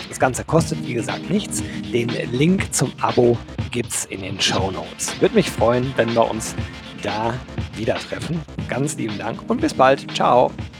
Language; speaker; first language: German; native; German